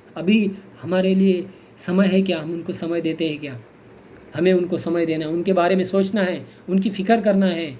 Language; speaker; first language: Hindi; non-native, local second language; Marathi